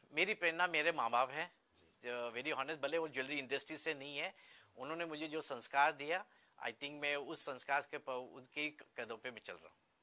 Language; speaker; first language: Hindi; non-native, local second language; Gujarati